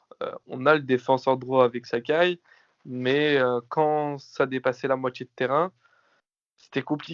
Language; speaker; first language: French; native; French